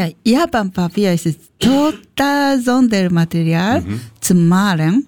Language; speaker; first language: German; non-native, learner; Japanese